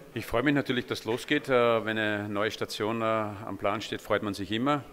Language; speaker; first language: German; native; German